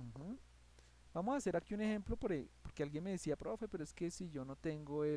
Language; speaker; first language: Spanish; native; Spanish